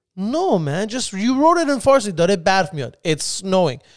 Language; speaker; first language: English; early bilingual, other home language; Spanish